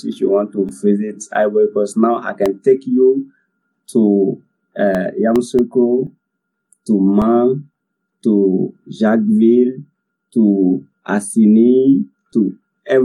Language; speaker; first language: English; non-native, learner; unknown